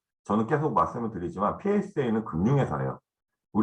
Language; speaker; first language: Korean; native; Korean